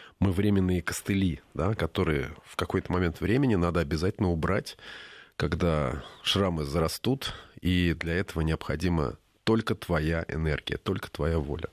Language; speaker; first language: Russian; native; Russian